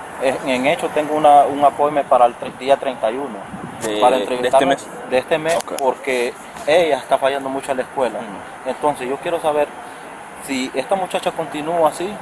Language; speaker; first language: Spanish; native; Spanish